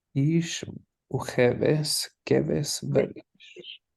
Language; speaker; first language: Hebrew; non-native, fluent; English